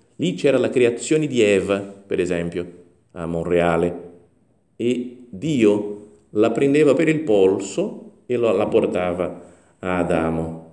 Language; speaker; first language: Italian; non-native, fluent; Portuguese